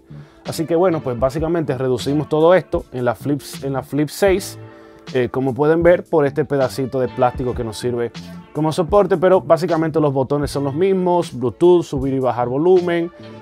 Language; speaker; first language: Spanish; native; Spanish